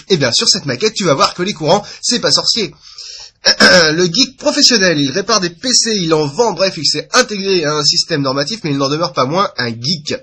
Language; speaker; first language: French; native; French